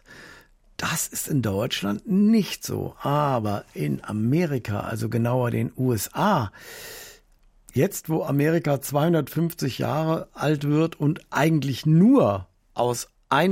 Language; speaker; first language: German; native; German